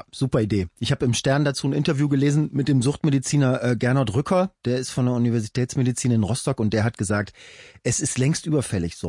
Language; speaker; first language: German; native; German